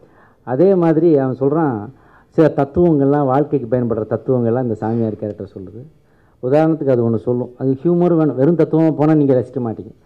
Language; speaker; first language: Tamil; native; Tamil